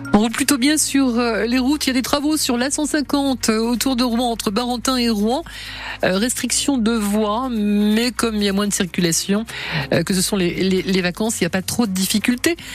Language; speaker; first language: French; native; French